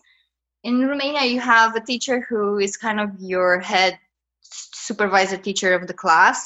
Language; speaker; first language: English; non-native, fluent; Romanian